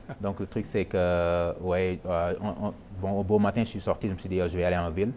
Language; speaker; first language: French; non-native, local second language; Wolof